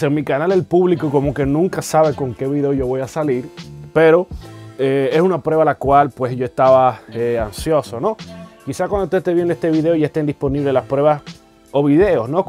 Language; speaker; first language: Spanish; native; Spanish